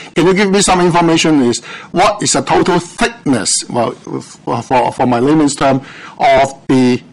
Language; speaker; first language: English; non-native, local second language; Cantonese